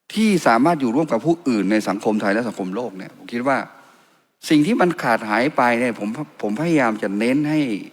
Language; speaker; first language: Thai; non-native, local second language; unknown